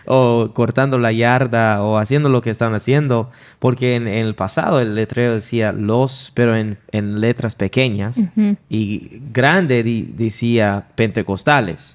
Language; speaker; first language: Spanish; non-native, fluent; English